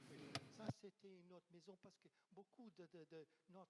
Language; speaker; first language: French; non-native, fluent; Portuguese